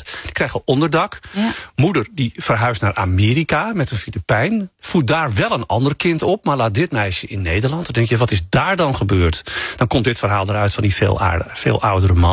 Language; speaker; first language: Dutch; native; Dutch